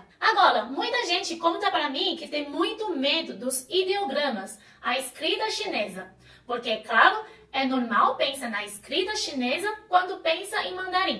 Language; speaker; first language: Portuguese; non-native, fluent; Chinese